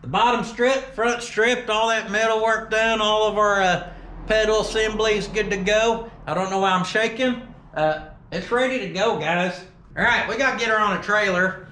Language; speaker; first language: English; native; English